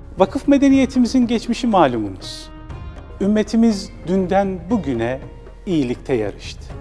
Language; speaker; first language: Turkish; native; Turkish